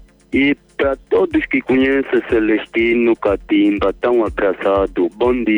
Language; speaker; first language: Portuguese; non-native, local second language; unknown